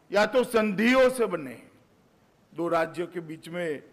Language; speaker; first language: Hindi; non-native, local second language; Gujarati